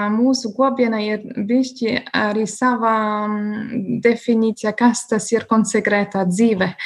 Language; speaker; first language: Latvian; non-native, fluent; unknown